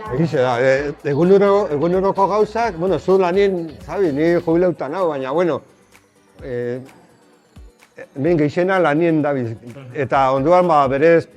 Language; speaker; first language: Basque; non-native, local second language; Spanish